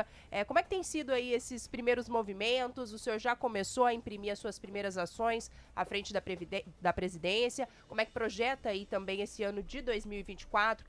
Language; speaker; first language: Portuguese; native; Portuguese